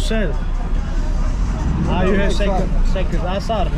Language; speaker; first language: English; non-native, learner; Tamil